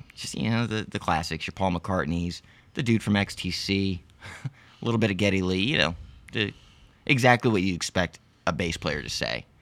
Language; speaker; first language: English; native; English